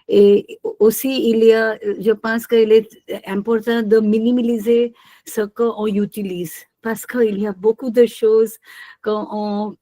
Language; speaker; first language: French; non-native, learner; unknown